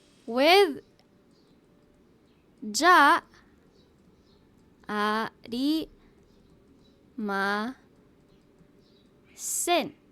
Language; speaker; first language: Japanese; non-native, fluent; Hiligaynon